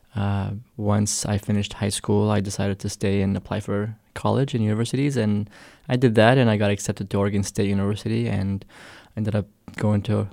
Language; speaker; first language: English; early bilingual, other home language; Arabic